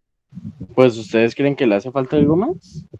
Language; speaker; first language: Spanish; native; Spanish